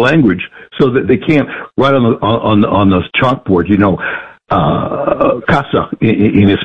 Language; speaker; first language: English; early bilingual, other home language; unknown